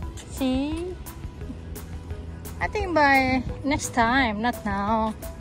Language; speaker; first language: English; non-native, learner; Indonesian